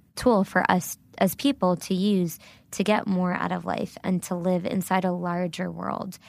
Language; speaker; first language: English; early bilingual, other home language; Gujarati